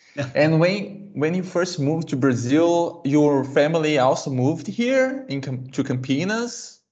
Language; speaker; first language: English; non-native, fluent; Portuguese